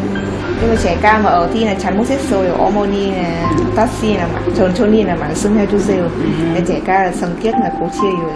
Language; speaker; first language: Korean; non-native, learner; Vietnamese